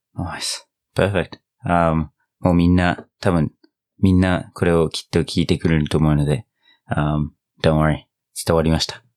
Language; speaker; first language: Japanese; non-native, fluent; English